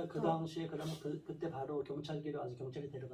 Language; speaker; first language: Korean; native; Korean